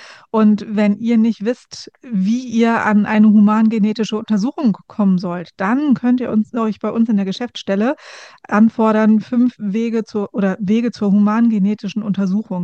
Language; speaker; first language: German; native; German